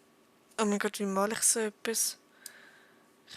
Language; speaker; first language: German; native; German